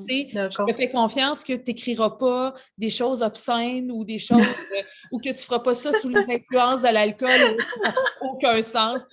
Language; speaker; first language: French; native; French